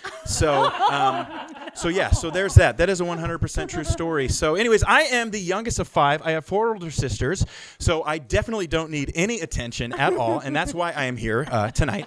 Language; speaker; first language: English; native; English